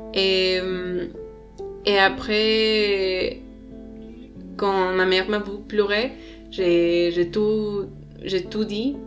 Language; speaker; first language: French; non-native, learner; Spanish